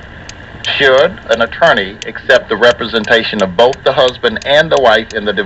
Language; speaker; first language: English; native; English